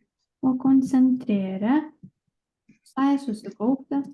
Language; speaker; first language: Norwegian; non-native, fluent; Lithuanian